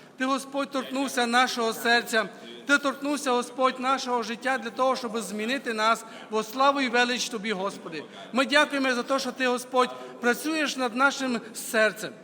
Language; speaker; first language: Ukrainian; native; Ukrainian